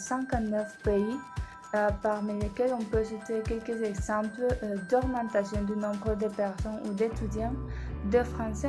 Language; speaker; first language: French; non-native, learner; Spanish